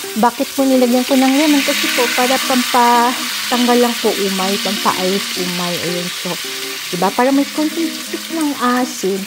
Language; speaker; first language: Filipino; non-native, local second language; Cebuano